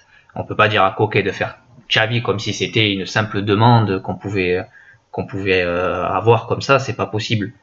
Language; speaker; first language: French; native; French